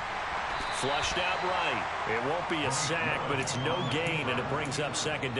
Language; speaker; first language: English; native; English